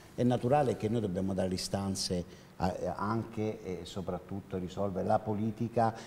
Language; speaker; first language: Italian; native; Italian